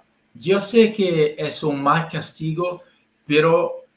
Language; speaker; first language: Spanish; non-native, learner; Italian